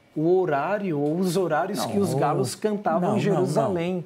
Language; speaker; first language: Portuguese; native; Portuguese